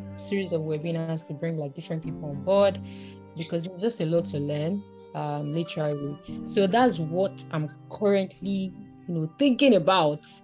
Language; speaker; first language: English; non-native, local second language; Yoruba